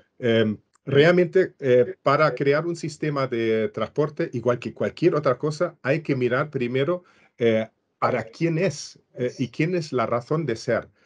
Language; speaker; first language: Spanish; non-native, fluent; German